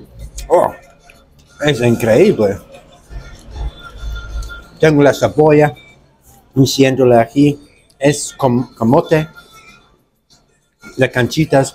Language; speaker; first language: Spanish; non-native, learner; English